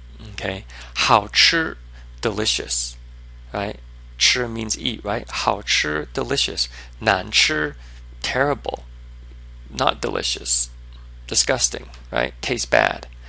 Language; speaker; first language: English; native; English